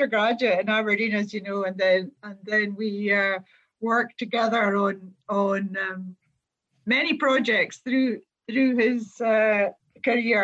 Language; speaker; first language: English; native; English